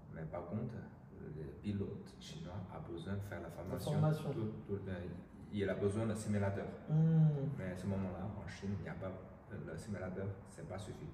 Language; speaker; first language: French; non-native, learner; Chinese